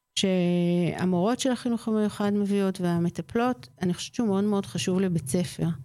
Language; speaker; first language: Hebrew; native; Hebrew